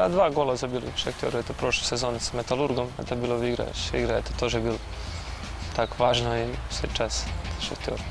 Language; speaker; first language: Russian; non-native, learner; Serbian